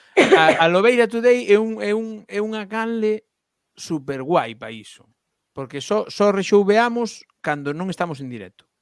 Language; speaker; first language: Galician; non-native, local second language; Spanish